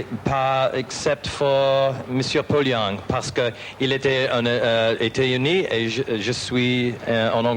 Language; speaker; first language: French; non-native, learner; English